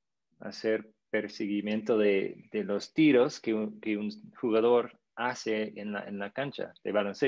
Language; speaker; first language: Spanish; non-native, fluent; English